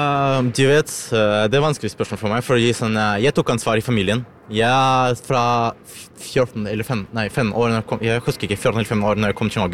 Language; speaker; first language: Norwegian; non-native, learner; Ukrainian